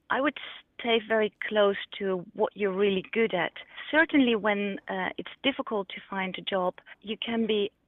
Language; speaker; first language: English; non-native, fluent; Dutch